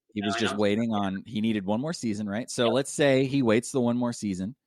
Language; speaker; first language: English; native; English